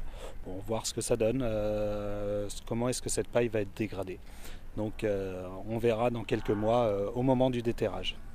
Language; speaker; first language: French; native; French